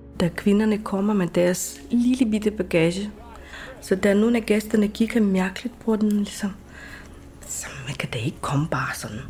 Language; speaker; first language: Danish; non-native, fluent; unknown